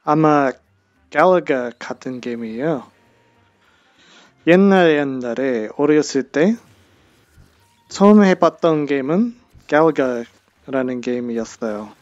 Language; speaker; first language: Korean; non-native, fluent; English